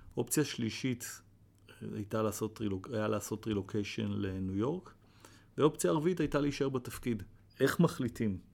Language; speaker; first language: Hebrew; native; Hebrew